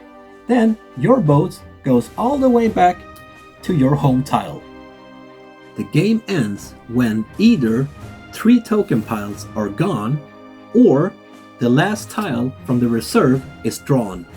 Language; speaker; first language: English; non-native, fluent; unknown